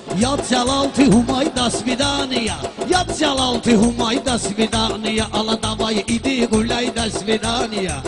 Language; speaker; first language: Russian; non-native, learner; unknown